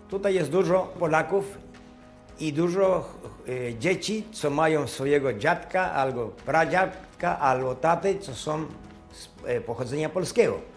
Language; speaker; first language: Polish; early bilingual, heritage; Polish